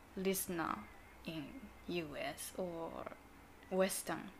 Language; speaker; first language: English; non-native, learner; Japanese